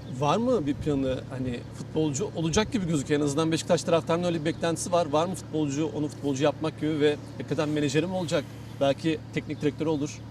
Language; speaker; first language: Turkish; native; Turkish